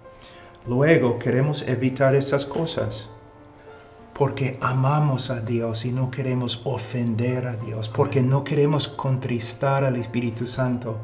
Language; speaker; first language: Spanish; non-native, fluent; English